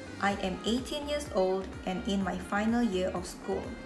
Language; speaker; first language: English; non-native, local second language; Malay